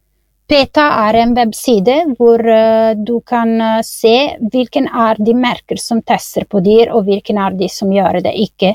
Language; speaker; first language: Norwegian; non-native, fluent; Italian